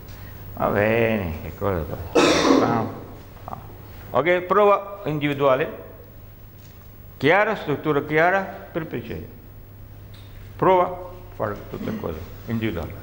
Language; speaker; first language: Italian; non-native, learner; Russian